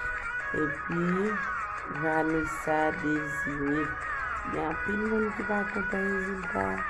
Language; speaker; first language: French; non-native, local second language; Haitian Creole